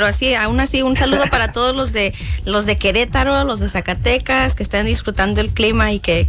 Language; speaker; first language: Spanish; early bilingual, heritage; Spanish